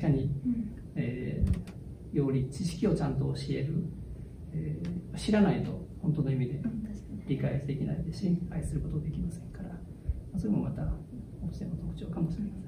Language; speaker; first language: Japanese; native; Japanese